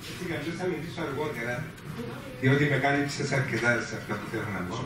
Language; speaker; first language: Greek; native; Greek